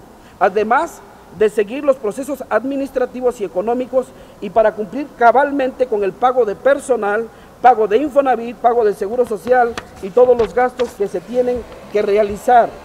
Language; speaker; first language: Spanish; native; Spanish